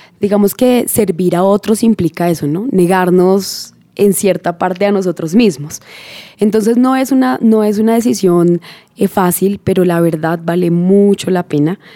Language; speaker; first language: Spanish; native; Spanish